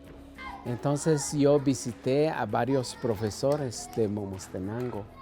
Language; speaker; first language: Spanish; non-native, local second language; Kʼicheʼ